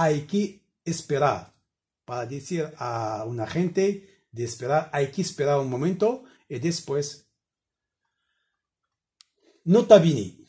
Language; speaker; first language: Spanish; non-native, learner; Arabic